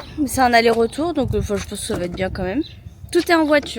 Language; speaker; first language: French; native; French